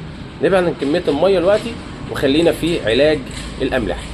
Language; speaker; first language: Arabic; native; Arabic